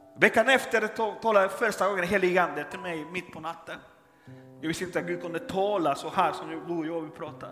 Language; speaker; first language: Swedish; non-native, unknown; Spanish